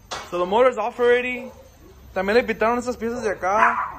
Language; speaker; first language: Spanish; early bilingual, heritage; Spanish